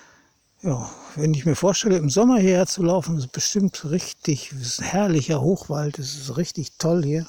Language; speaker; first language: German; native; German